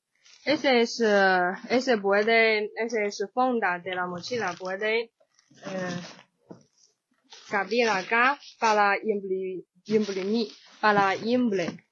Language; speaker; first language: Spanish; non-native, learner; Chinese